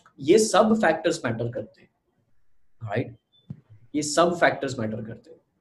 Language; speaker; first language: Hindi; native; Hindi